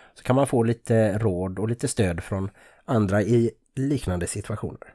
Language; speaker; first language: Swedish; native; Swedish